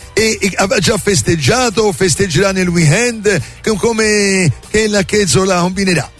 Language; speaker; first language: Italian; native; Italian